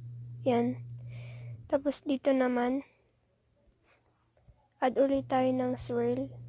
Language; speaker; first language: Filipino; native; Filipino